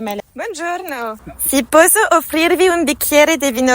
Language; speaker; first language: Italian; non-native, learner; French